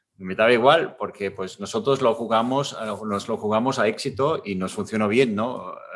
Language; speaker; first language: Spanish; non-native, fluent; German